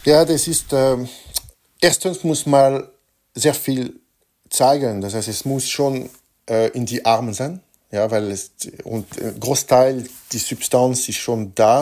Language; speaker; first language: German; non-native, fluent; French